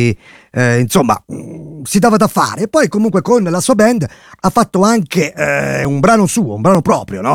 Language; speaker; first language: Italian; native; Italian